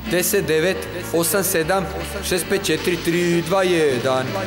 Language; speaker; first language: Serbian; native; Serbian